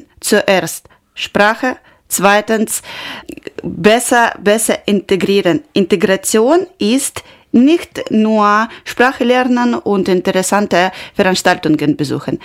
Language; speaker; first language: German; non-native, learner; Ukrainian